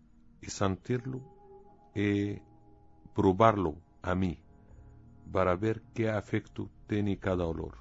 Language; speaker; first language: Spanish; non-native, learner; Arabic